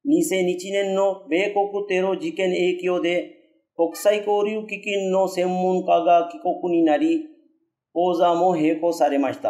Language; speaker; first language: Japanese; non-native, fluent; Urdu